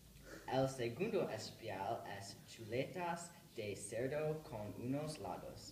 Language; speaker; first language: Spanish; non-native, learner; English